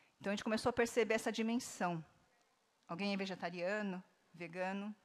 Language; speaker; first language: Portuguese; native; Portuguese